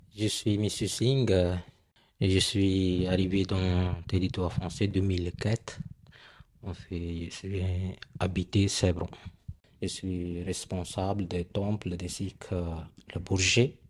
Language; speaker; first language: French; non-native, learner; Punjabi